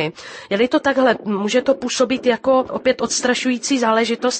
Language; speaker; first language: Czech; native; Czech